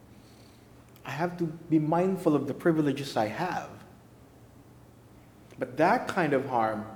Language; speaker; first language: English; non-native, local second language; Filipino